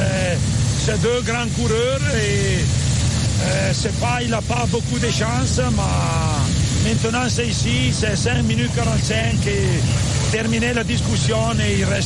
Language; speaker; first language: French; non-native, learner; Italian